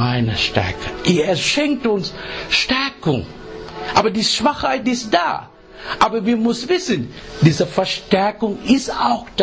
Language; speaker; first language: German; non-native, learner; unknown